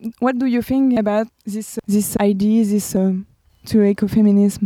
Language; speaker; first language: English; non-native, learner; French